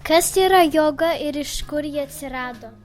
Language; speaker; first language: Lithuanian; early bilingual, heritage; Lithuanian